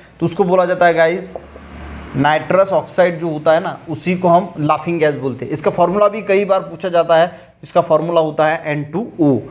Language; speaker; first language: Hindi; non-native, local second language; Marathi